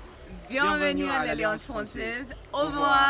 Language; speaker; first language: French; non-native, learner; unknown